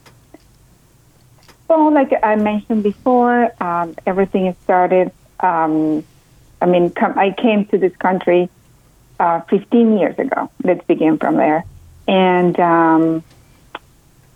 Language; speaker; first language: English; non-native, fluent; Spanish